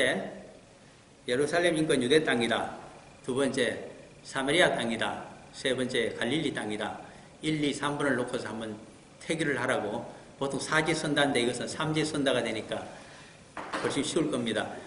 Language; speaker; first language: Korean; native; Korean